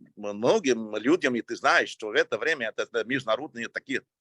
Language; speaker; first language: Russian; non-native, fluent; English